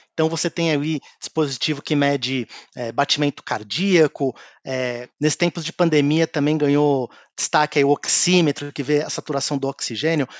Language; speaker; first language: Portuguese; native; Portuguese